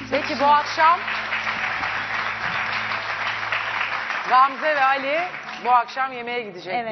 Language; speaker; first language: Turkish; native; Turkish